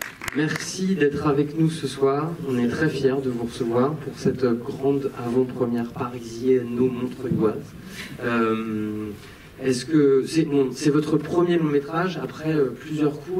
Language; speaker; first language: French; native; French